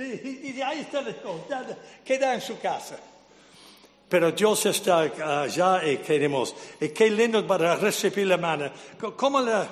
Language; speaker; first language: Spanish; non-native, fluent; English